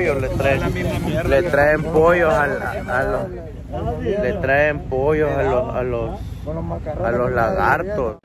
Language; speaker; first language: Spanish; native; Spanish